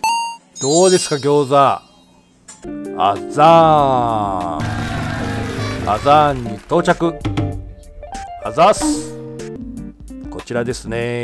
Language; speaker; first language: Japanese; native; Japanese